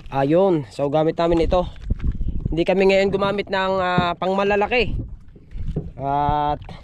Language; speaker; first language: Filipino; native; Filipino